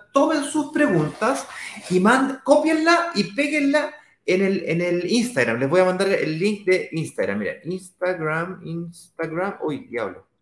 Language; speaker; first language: Spanish; native; Spanish